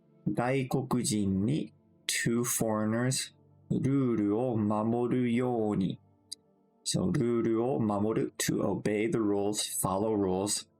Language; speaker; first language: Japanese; non-native, fluent; English